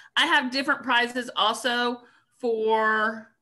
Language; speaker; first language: English; native; English